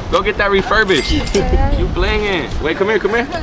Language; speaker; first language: English; early bilingual, other home language; Spanish